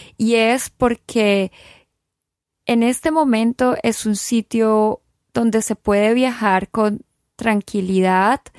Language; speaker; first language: Spanish; native; Spanish